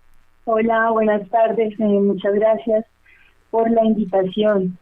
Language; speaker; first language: Spanish; native; Spanish